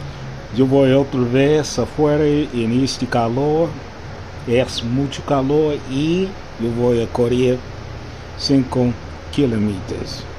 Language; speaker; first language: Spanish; non-native, learner; English